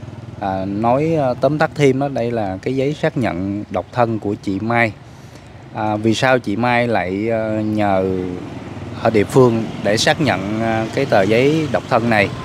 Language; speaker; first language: Vietnamese; native; Vietnamese